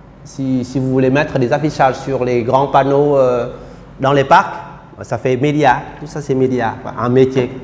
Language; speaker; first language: French; non-native, fluent; Vietnamese